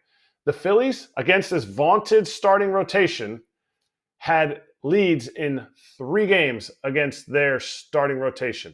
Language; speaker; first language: English; native; English